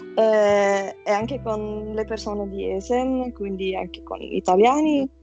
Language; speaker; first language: Italian; non-native, fluent; Dutch